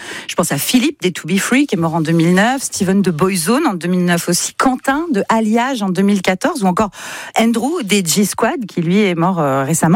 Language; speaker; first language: French; native; French